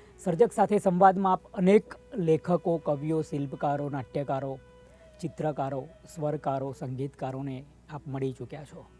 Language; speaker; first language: Gujarati; native; Gujarati